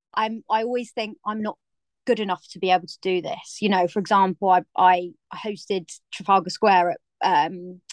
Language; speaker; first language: English; native; English